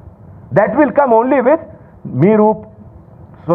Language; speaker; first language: Telugu; non-native, local second language; Hindi